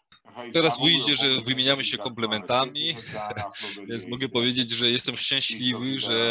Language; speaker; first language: Polish; non-native, fluent; Georgian